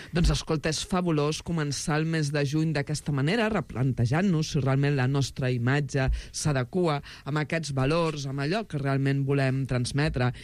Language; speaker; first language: Catalan; native; Catalan